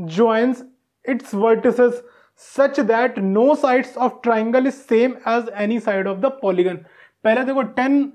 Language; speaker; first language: Hindi; native; Hindi